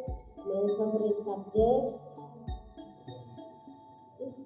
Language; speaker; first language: English; non-native, learner; Indonesian